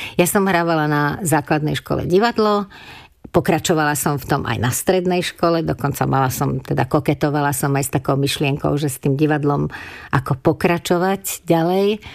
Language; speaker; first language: Slovak; non-native, local second language; Hungarian